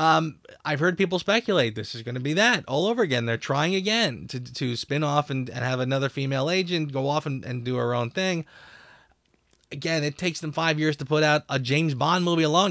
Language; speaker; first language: English; native; English